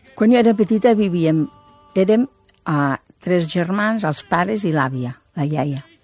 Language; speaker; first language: Catalan; native; Catalan